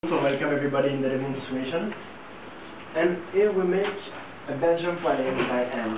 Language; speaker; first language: English; non-native, learner; French